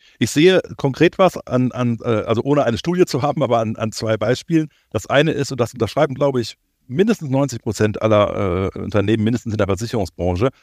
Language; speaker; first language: German; native; German